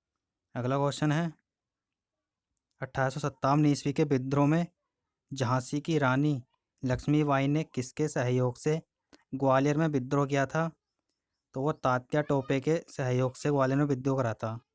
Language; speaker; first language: Hindi; native; Hindi